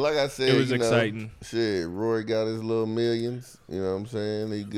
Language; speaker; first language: English; native; English